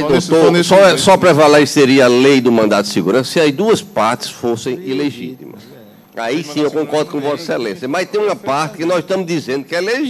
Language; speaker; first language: Portuguese; native; Portuguese